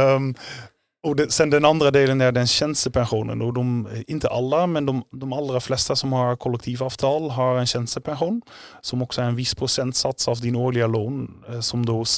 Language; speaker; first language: Swedish; non-native, fluent; Dutch